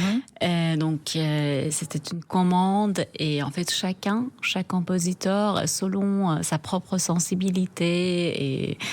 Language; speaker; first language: French; non-native, fluent; Persian